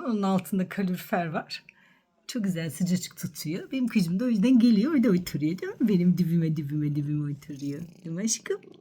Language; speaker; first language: Turkish; early bilingual, heritage; Turkish